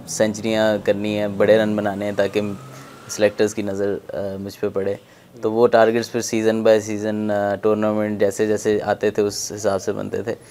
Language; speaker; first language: Urdu; non-native, local second language; Punjabi